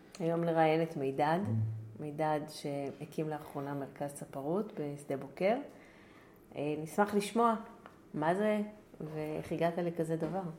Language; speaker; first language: Hebrew; native; Hebrew